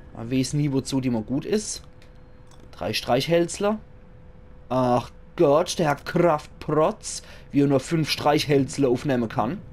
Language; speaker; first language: German; native; German